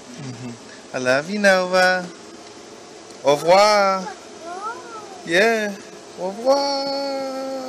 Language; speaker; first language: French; non-native, learner; English